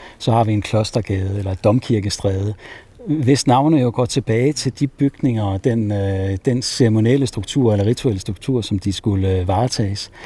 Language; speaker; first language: Danish; native; Danish